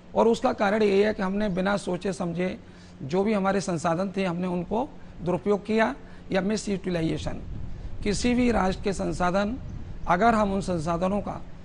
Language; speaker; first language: Hindi; native; Hindi